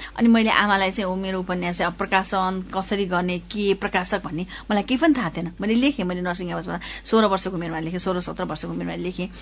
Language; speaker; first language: Nepali; native; Nepali